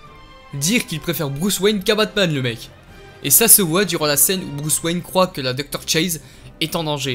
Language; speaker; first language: French; native; French